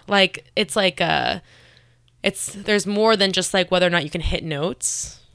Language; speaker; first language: English; native; English